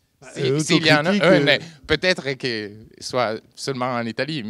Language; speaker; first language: French; non-native, fluent; Italian